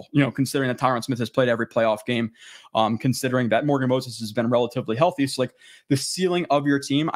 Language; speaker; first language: English; native; English